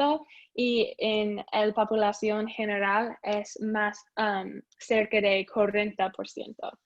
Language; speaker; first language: Spanish; non-native, learner; English